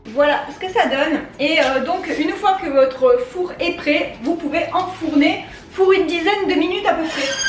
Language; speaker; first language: French; native; French